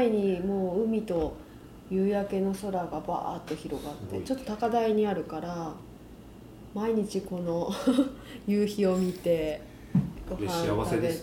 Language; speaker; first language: Japanese; native; Japanese